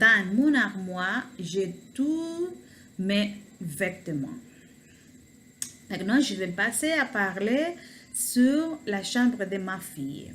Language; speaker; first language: French; non-native, learner; Spanish